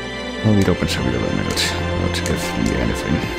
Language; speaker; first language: English; native; English